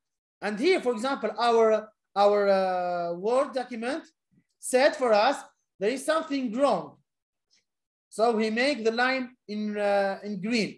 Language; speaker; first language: English; non-native, fluent; Arabic